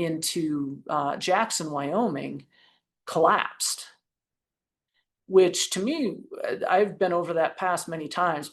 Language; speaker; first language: English; native; English